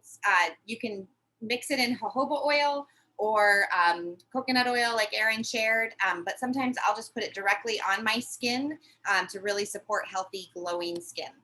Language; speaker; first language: English; native; English